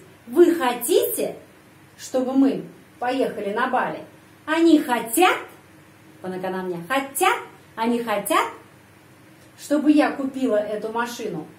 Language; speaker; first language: Russian; early bilingual, heritage; Russian